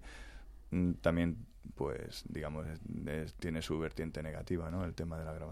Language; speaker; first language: Spanish; native; Spanish